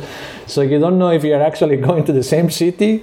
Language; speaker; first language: English; non-native, fluent; Spanish